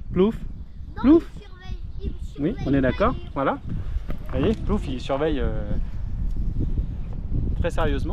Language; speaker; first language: French; native; French